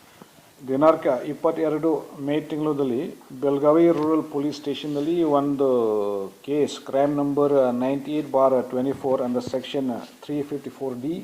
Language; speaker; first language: Kannada; non-native, fluent; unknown